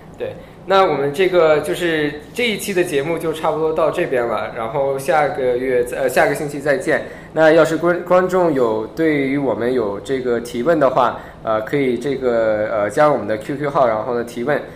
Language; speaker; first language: Chinese; early bilingual, heritage; Chinese